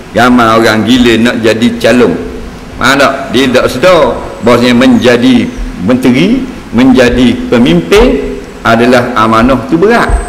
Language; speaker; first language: Malay; native; Malay